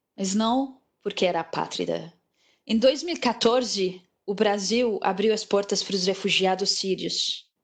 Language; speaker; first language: Portuguese; non-native, fluent; Arabic